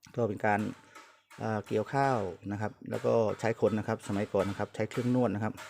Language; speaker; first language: Thai; native; Thai